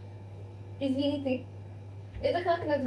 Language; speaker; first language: Russian; non-native, learner; Amharic